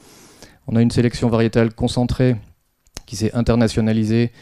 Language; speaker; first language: French; native; French